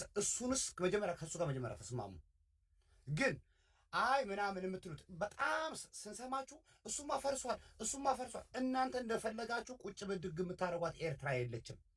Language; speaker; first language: Amharic; non-native, fluent; Tigrinya